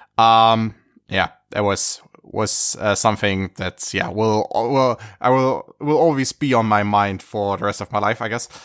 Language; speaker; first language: English; non-native, fluent; German